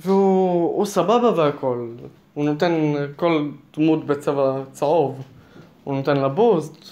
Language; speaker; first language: Hebrew; native; Hebrew